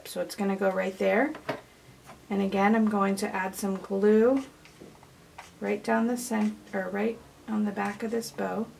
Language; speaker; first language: English; native; English